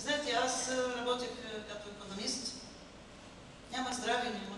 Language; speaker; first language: Bulgarian; non-native, learner; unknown